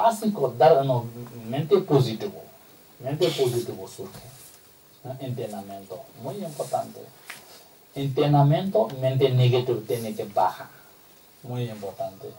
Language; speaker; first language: Spanish; non-native, learner; Tibetan